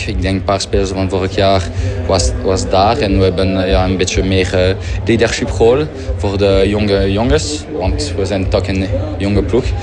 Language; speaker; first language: Dutch; non-native, fluent; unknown